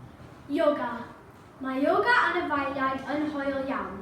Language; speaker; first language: Welsh; non-native, learner; English